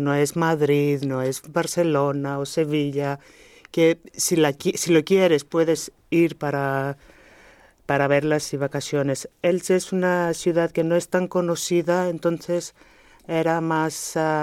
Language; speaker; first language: Spanish; non-native, fluent; Greek